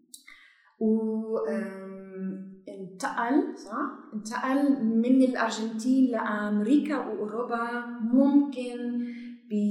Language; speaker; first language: Arabic; non-native, learner; German